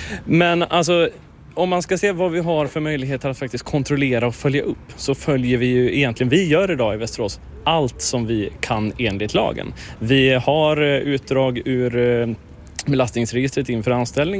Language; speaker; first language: Swedish; native; Swedish